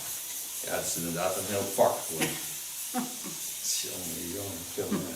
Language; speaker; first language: Dutch; native; Dutch